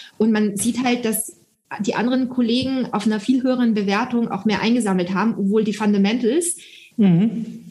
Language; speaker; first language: German; early bilingual, other home language; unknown